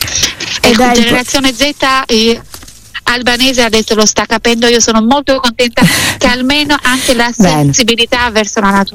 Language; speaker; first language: Italian; non-native, fluent; Albanian